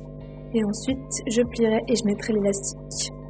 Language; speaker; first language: French; native; French